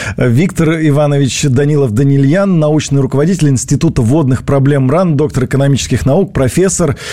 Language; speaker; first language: Russian; native; Russian